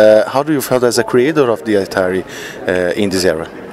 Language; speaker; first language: English; non-native, fluent; Portuguese